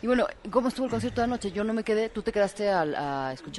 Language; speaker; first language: Spanish; native; Spanish